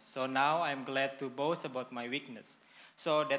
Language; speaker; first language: English; non-native, fluent; Indonesian